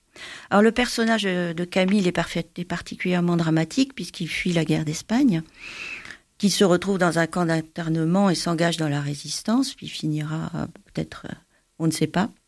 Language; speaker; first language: French; native; French